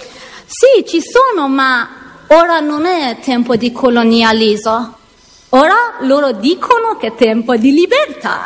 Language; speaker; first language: Italian; non-native, learner; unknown